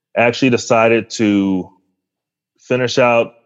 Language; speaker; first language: English; native; English